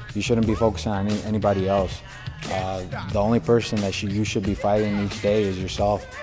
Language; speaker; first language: English; early bilingual, other home language; Spanish